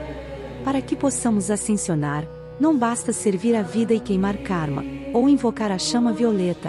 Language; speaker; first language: Portuguese; native; Portuguese